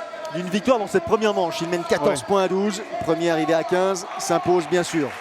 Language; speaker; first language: French; native; French